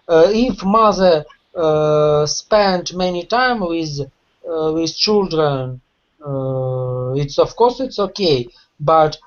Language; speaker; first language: English; non-native, learner; Russian